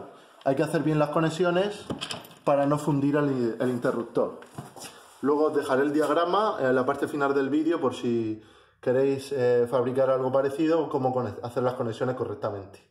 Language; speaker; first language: Spanish; native; Spanish